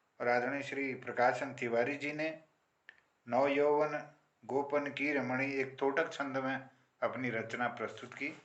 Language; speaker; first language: Hindi; non-native, local second language; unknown